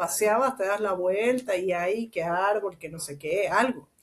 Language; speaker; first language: Spanish; native; Spanish